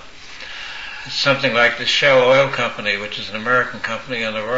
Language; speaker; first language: English; native; English